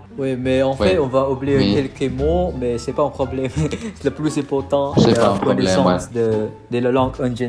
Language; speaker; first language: French; non-native, learner; Filipino